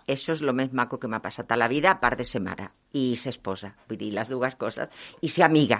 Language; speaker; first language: Catalan; non-native, local second language; Spanish